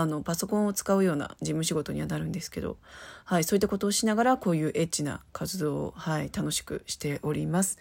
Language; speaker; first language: Japanese; native; Japanese